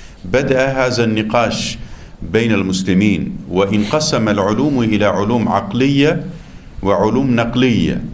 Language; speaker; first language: Arabic; non-native, fluent; Turkish